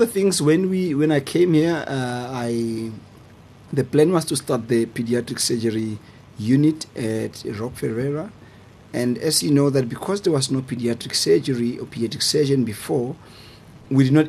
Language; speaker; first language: English; non-native, local second language; Southern Sotho